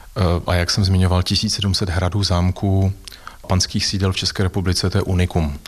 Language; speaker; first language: Czech; native; Czech